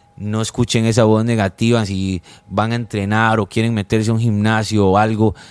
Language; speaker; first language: Spanish; non-native, fluent; French